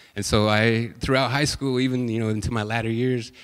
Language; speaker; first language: English; native; English